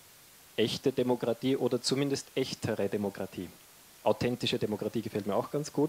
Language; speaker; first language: German; native; German